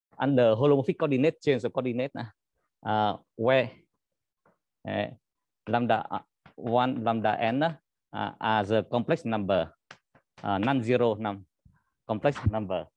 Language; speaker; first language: English; non-native, learner; Vietnamese